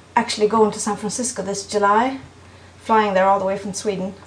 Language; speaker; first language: English; non-native, fluent; Swedish